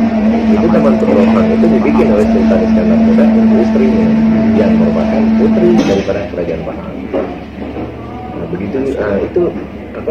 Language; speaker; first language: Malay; non-native, local second language; Achinese